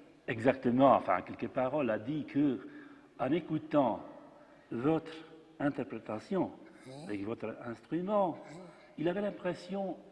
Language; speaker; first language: French; non-native, fluent; Macedonian